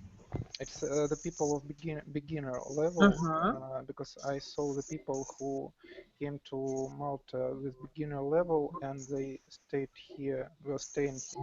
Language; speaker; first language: English; non-native, learner; Russian